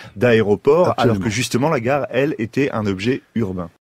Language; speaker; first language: French; native; French